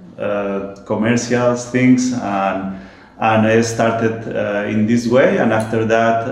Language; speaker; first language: English; non-native, learner; Spanish